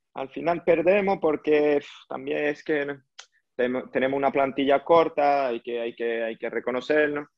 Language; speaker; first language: Spanish; early bilingual, heritage; French